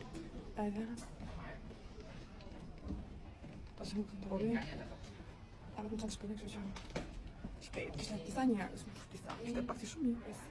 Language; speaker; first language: Albanian; early bilingual, heritage; Albanian